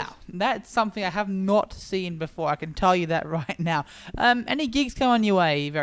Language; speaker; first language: English; native; English